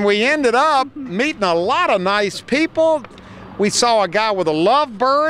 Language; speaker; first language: English; native; English